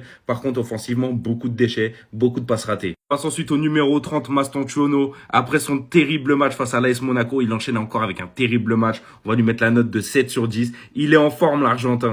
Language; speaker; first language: French; native; French